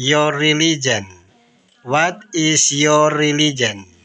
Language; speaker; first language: English; non-native, learner; Indonesian